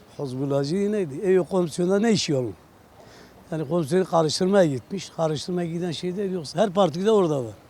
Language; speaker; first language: Turkish; non-native, local second language; Kurdish